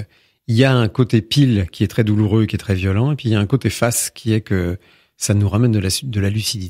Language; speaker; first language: French; native; French